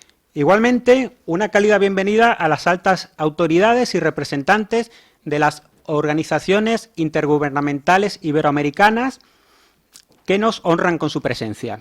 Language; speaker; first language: Spanish; native; Spanish